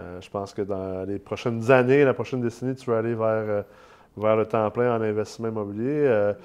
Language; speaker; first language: French; native; French